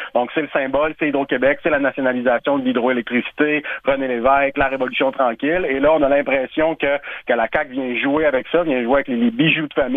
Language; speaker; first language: French; native; French